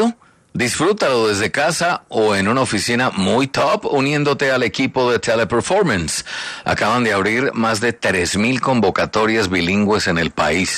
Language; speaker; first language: Spanish; native; Spanish